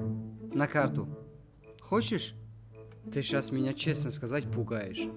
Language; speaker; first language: Russian; non-native, local second language; Tajik